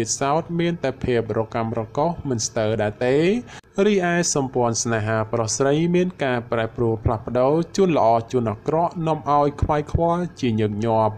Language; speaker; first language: Khmer; native; Khmer